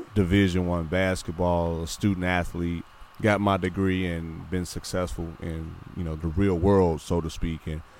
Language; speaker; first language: English; native; English